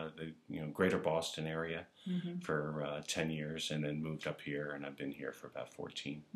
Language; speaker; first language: English; native; English